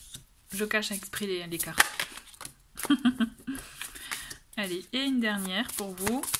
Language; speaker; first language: French; native; French